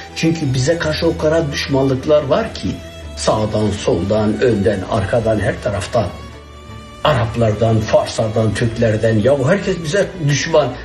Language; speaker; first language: Turkish; non-native, local second language; Kurdish